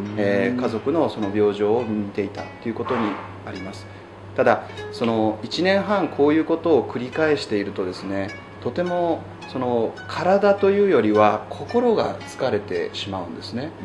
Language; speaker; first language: Japanese; native; Japanese